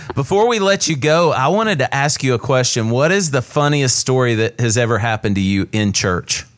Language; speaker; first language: English; native; English